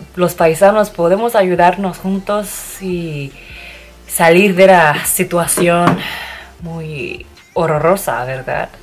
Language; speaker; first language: Spanish; non-native, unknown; Japanese